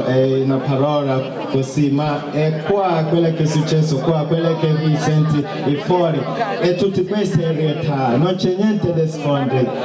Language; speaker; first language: Italian; non-native, learner; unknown